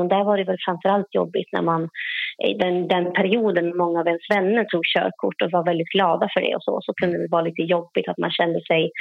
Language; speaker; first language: Swedish; native; Swedish